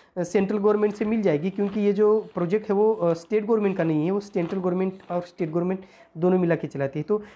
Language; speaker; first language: Hindi; non-native, local second language; Marathi